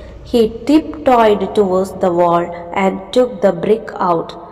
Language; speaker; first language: English; non-native, local second language; Malayalam